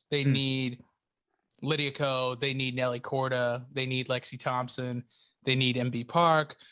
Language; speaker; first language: English; native; English